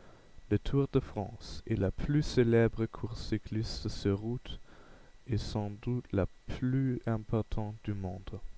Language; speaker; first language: French; non-native, learner; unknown